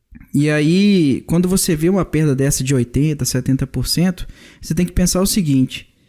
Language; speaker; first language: Portuguese; native; Portuguese